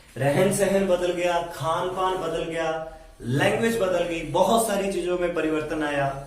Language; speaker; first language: Hindi; native; Hindi